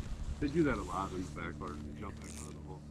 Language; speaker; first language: English; native; English